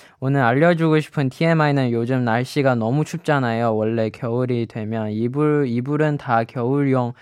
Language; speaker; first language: Korean; non-native, fluent; Chinese